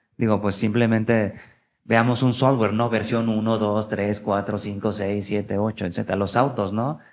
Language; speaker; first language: Spanish; native; Spanish